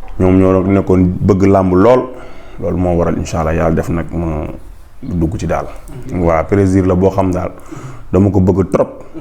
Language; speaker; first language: Wolof; native; Wolof